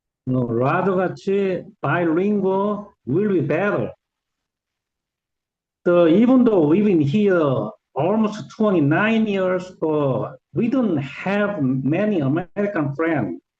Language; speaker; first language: English; non-native, learner; Korean